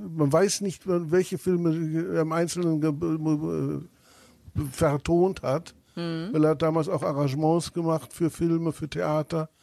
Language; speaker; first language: German; native; German